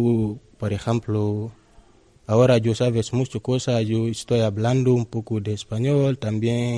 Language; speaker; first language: Spanish; non-native, learner; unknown